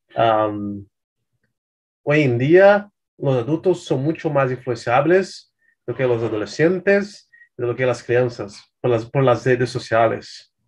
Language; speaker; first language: Spanish; non-native, learner; Portuguese